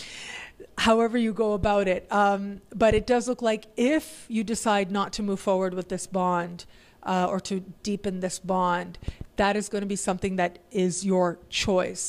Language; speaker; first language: English; native; English